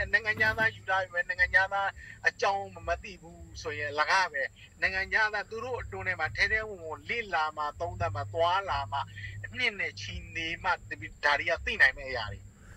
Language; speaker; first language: Burmese; native; Burmese